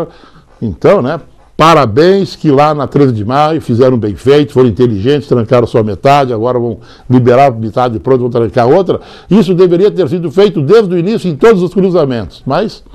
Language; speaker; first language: Portuguese; native; Portuguese